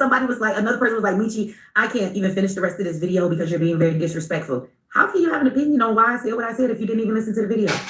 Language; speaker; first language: English; native; English